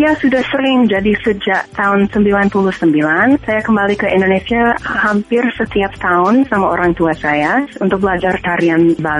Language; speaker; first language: Indonesian; non-native, fluent; English